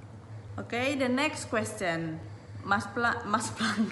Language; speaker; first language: English; non-native, learner; Indonesian